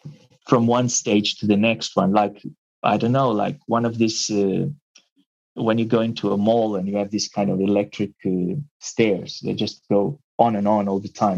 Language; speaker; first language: English; non-native, fluent; Portuguese